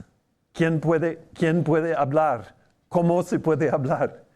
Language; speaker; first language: Spanish; non-native, fluent; English